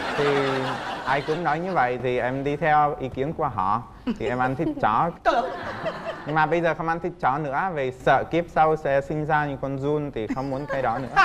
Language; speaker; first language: Vietnamese; non-native, fluent; Czech